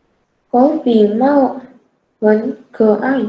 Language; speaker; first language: Chinese; non-native, learner; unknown